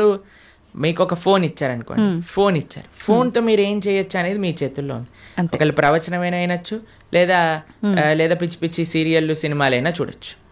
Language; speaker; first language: Telugu; native; Telugu